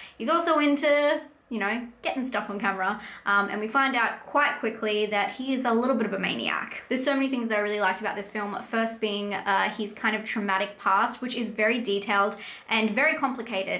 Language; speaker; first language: English; native; English